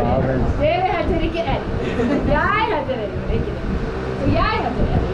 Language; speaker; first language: Norwegian; non-native, fluent; English